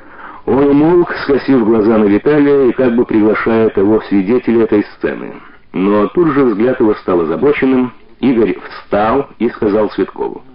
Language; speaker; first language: Russian; native; Russian